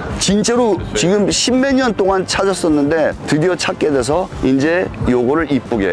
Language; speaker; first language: Korean; early bilingual, heritage; Korean